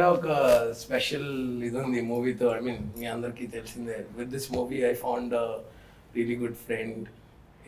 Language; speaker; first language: Telugu; native; Telugu